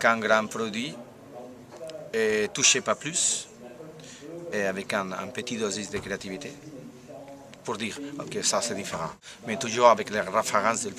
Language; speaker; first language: French; non-native, learner; Spanish